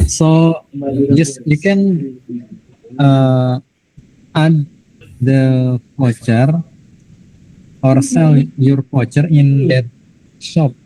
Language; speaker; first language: English; non-native, learner; Indonesian